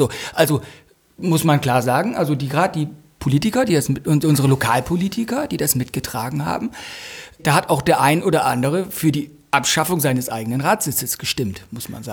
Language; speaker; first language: German; native; German